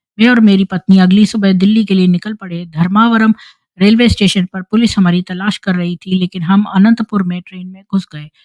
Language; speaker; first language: Hindi; native; Hindi